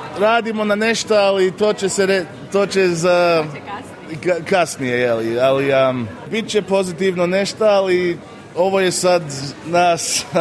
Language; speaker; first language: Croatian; early bilingual, heritage; Croatian